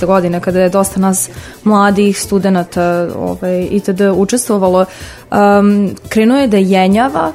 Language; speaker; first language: Serbian; native; Serbian